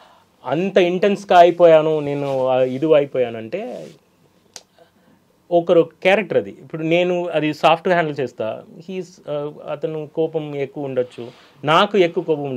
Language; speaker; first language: Telugu; non-native, local second language; Tamil